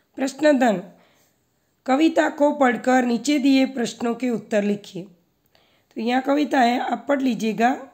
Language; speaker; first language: Hindi; non-native, local second language; Gujarati